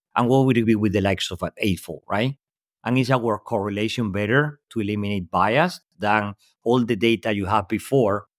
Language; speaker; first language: English; non-native, fluent; Spanish